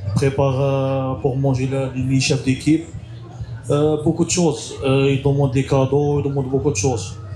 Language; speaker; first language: French; non-native, learner; Arabic